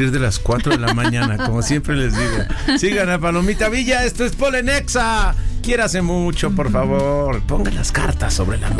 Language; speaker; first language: Spanish; native; Spanish